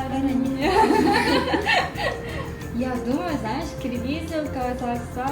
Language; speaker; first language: Russian; non-native, learner; Korean